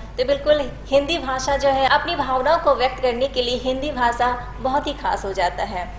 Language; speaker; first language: Hindi; native; Hindi